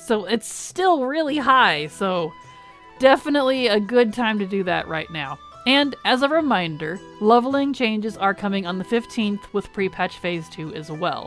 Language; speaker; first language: English; native; English